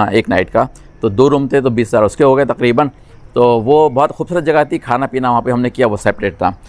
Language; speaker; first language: Urdu; native; Urdu